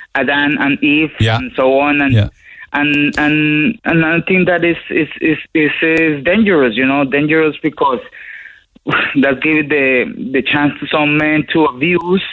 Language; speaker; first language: English; non-native, fluent; Spanish